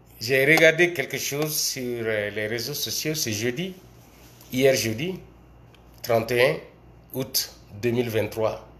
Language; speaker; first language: French; non-native, local second language; Bambara